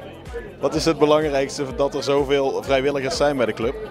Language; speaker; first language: Dutch; native; Dutch